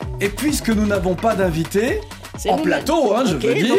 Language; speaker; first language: French; native; French